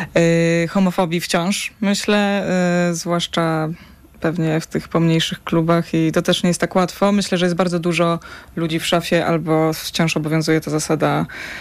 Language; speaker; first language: Polish; native; Polish